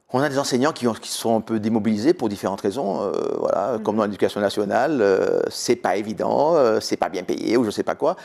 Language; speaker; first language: French; native; French